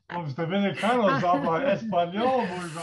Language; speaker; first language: Spanish; non-native, learner; English